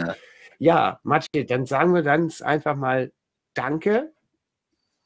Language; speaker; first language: German; native; German